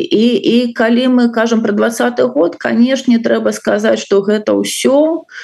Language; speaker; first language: Belarusian; non-native, local second language; Russian